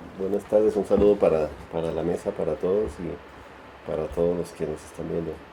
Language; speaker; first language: Spanish; native; Spanish